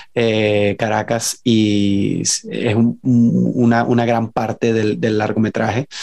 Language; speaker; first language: Spanish; native; Spanish